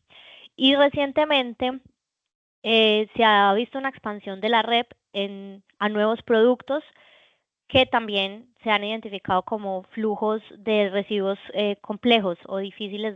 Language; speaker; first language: Spanish; native; Spanish